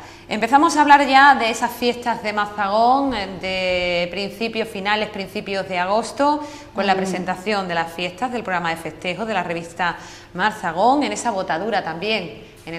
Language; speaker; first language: Spanish; native; Spanish